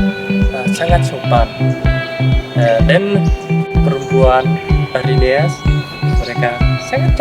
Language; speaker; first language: Indonesian; non-native, learner; Vietnamese